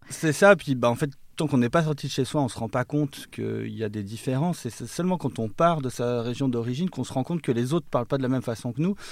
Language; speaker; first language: French; native; French